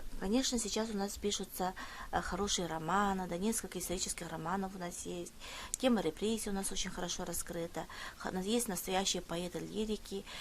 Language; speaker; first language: Russian; non-native, local second language; Yakut